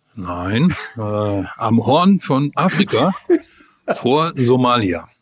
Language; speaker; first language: German; native; German